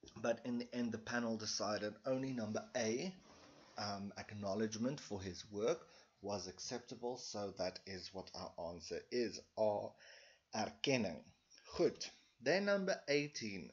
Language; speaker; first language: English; non-native, local second language; Afrikaans